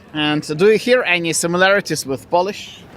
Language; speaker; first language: English; non-native, fluent; Lithuanian